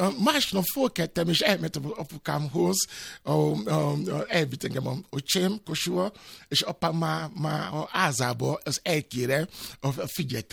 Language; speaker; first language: Hungarian; non-native, fluent; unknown